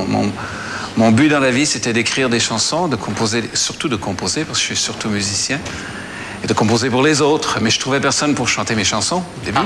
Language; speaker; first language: French; native; French